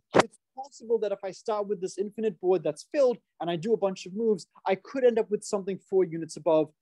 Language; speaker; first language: English; native; English